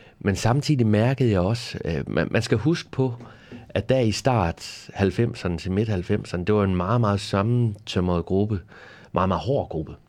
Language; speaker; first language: Danish; native; Danish